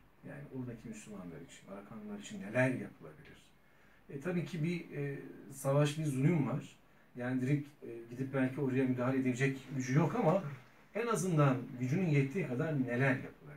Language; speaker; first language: Turkish; native; Turkish